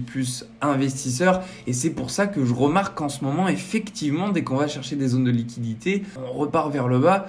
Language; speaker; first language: French; native; French